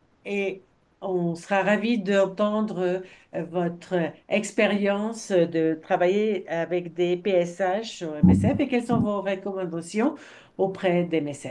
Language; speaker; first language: French; non-native, fluent; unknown